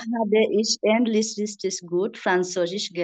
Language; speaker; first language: German; non-native, learner; Bangla